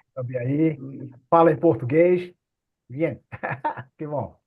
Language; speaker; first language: Spanish; non-native, fluent; Portuguese